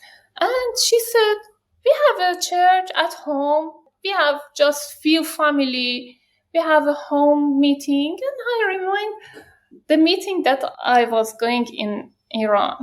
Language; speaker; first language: English; non-native, learner; Persian